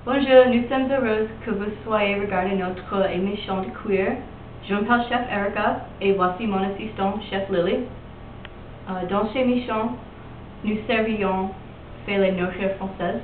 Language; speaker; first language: French; non-native, learner; English